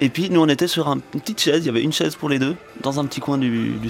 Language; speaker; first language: French; native; French